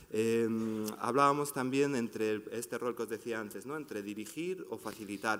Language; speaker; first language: Spanish; native; Spanish